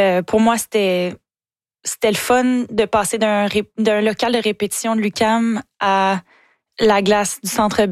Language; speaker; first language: French; native; French